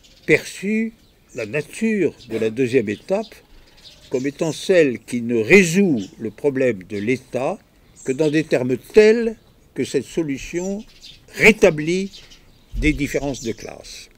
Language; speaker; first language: French; native; French